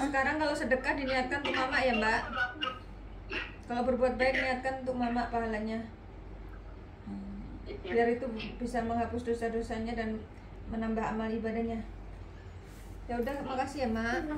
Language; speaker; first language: Indonesian; native; Indonesian